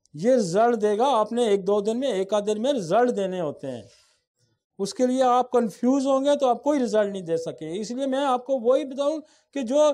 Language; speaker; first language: Urdu; non-native, local second language; Saraiki